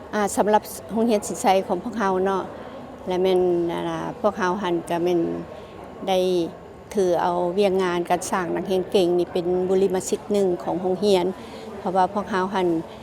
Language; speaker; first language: Lao; native; Lao